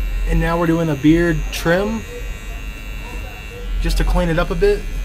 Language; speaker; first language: English; native; English